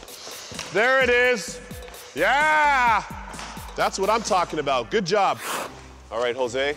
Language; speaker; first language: English; native; English